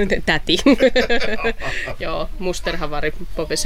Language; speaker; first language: Swedish; non-native, local second language; Finnish